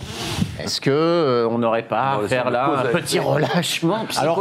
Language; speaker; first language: French; native; French